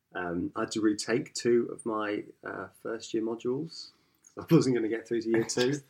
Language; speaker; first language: English; native; English